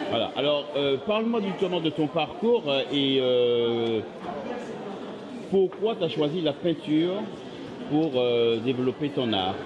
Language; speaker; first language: French; native; French